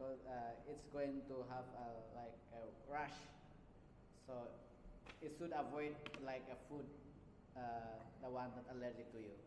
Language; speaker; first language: English; non-native, learner; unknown